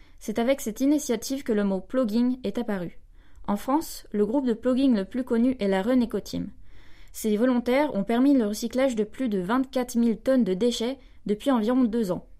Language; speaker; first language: French; native; French